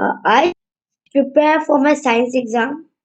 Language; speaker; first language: English; non-native, learner; Hindi